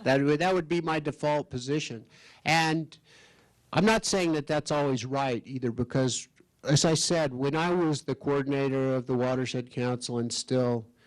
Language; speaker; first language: English; native; English